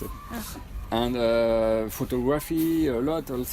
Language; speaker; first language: English; non-native, fluent; French